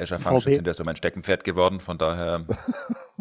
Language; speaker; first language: German; native; German